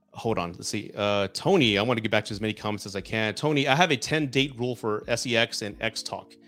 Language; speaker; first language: English; native; English